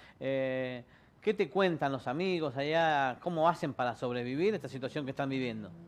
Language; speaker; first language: Spanish; native; Spanish